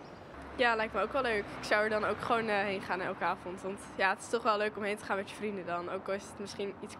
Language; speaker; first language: Dutch; native; Dutch